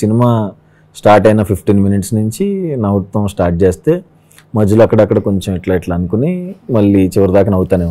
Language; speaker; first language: Telugu; native; Telugu